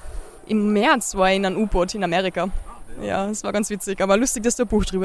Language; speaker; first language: German; native; German